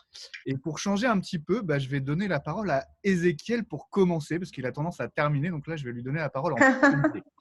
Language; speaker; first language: French; native; French